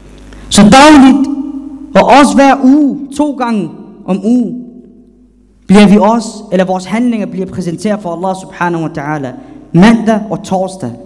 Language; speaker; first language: Danish; non-native, fluent; Arabic